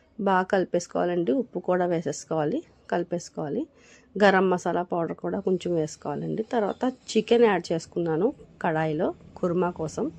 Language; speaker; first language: Telugu; non-native, local second language; Urdu